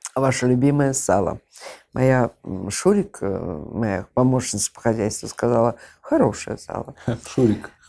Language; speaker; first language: Russian; native; Russian